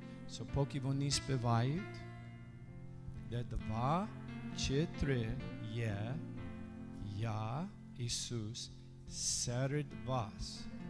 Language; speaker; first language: Ukrainian; non-native, learner; English